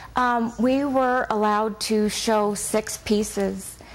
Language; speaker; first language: English; native; English